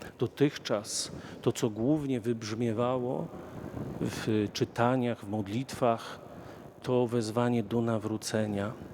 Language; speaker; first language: Polish; native; Polish